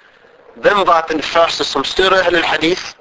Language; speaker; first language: Danish; non-native, fluent; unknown